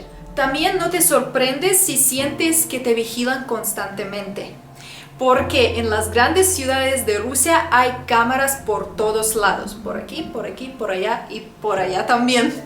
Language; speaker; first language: Spanish; non-native, fluent; Russian